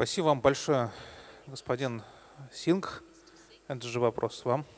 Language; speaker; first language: Russian; native; Russian